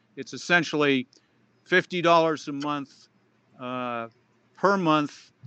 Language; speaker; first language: English; native; English